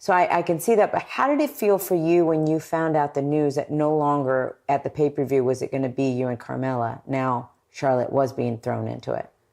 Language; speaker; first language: English; native; English